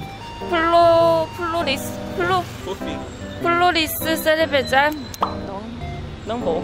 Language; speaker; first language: Portuguese; non-native, learner; Korean